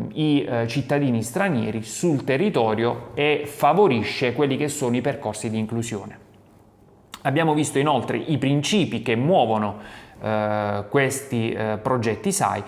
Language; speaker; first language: Italian; native; Italian